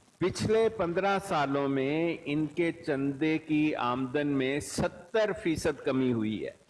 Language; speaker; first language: Urdu; non-native, local second language; Punjabi